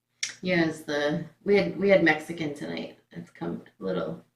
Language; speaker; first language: English; native; English